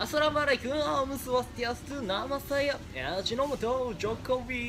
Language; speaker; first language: Indonesian; non-native, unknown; Japanese